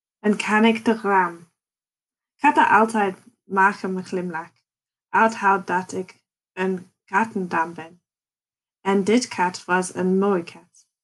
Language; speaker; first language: Dutch; non-native, learner; English